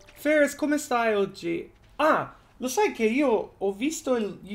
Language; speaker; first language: Italian; non-native, learner; English